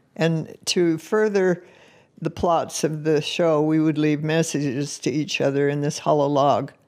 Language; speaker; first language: English; native; English